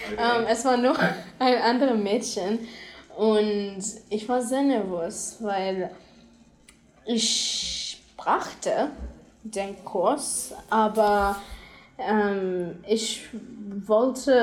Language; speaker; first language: German; non-native, learner; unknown